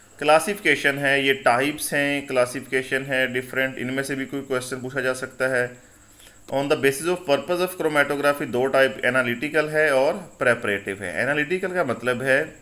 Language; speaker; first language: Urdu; non-native, local second language; Punjabi